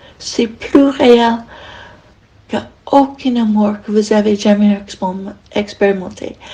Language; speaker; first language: French; non-native, fluent; English